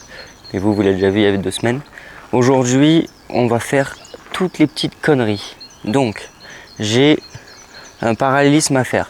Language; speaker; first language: French; native; French